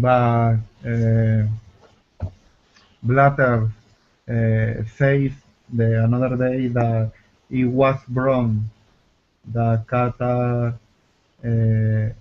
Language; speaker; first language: English; non-native, learner; Spanish